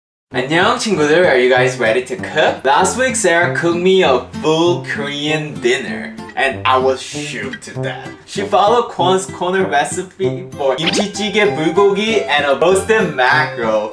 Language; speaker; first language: English; non-native, fluent; Korean